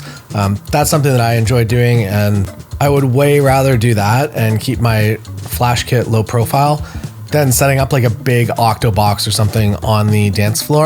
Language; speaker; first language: English; native; English